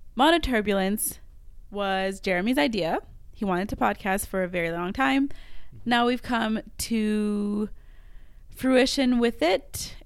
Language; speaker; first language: English; non-native, fluent; French